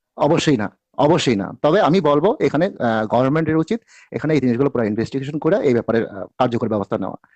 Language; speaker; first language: Bangla; native; Bangla